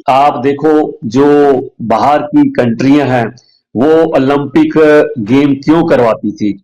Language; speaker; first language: Hindi; non-native, local second language; Punjabi